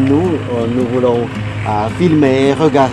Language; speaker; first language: French; non-native, learner; Russian